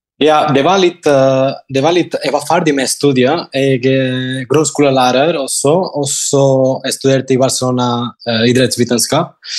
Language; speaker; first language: Norwegian; non-native, fluent; Spanish